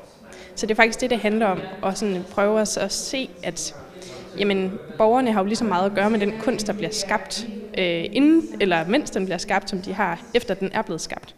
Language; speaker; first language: Danish; native; Danish